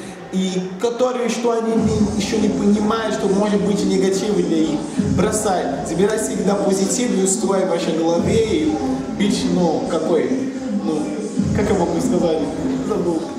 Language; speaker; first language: Russian; non-native, learner; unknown